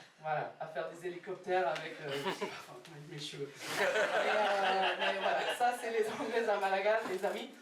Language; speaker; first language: French; non-native, fluent; English